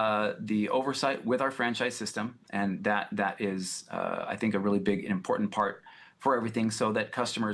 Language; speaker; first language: English; native; English